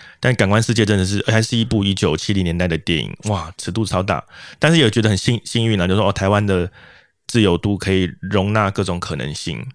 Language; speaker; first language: Chinese; native; Chinese